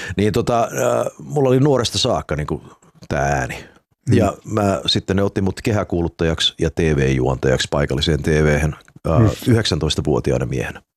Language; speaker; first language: Finnish; early bilingual, heritage; Finnish